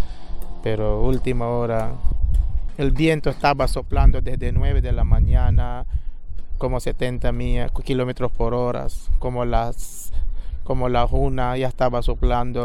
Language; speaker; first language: Spanish; non-native, local second language; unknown